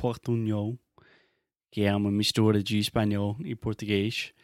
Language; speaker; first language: Portuguese; non-native, fluent; English